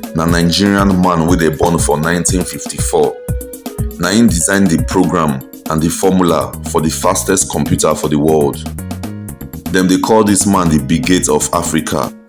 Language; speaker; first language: Nigerian Pidgin; native; Nigerian Pidgin